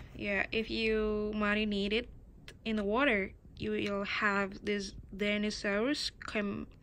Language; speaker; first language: English; non-native, learner; Indonesian